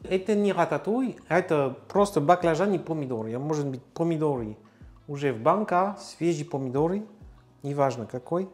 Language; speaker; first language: Russian; non-native, learner; French